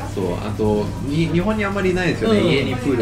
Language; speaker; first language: Japanese; non-native, fluent; Portuguese